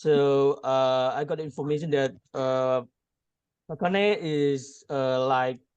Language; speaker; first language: English; non-native, learner; Indonesian